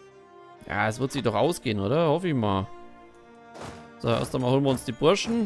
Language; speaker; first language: German; native; German